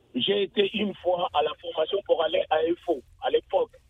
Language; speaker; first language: French; non-native, local second language; Lingala